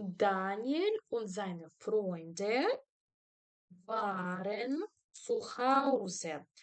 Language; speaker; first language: German; non-native, fluent; Ukrainian